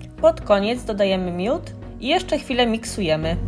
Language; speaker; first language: Polish; native; Polish